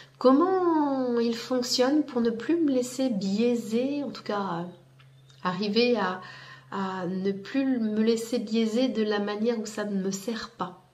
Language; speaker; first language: French; native; French